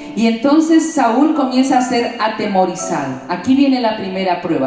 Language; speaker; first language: Spanish; native; Spanish